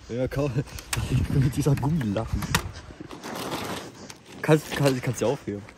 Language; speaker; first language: German; native; German